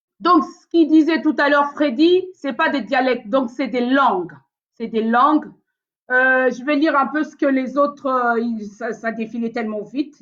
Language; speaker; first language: French; non-native, local second language; Lingala